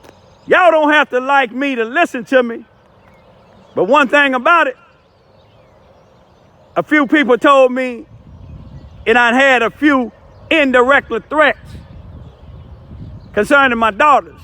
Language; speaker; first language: English; native; English